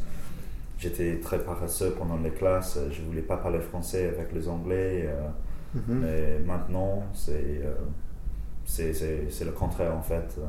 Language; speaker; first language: French; non-native, fluent; English